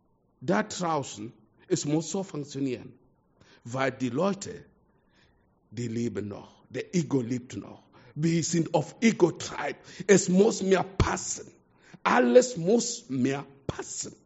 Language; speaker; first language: German; non-native, fluent; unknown